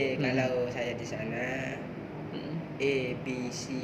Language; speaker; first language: Indonesian; non-native, learner; Malay